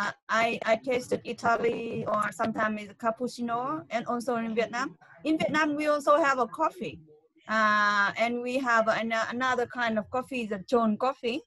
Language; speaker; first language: English; non-native, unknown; Vietnamese